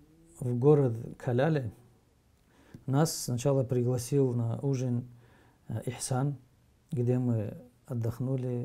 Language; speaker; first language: Russian; native; Russian